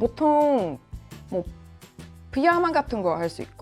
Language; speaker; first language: Korean; non-native, fluent; Swedish